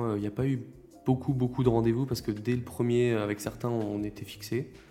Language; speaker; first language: French; native; French